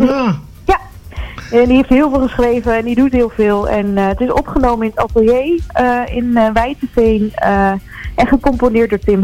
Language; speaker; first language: Dutch; native; Dutch